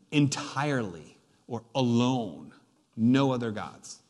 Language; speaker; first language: English; native; English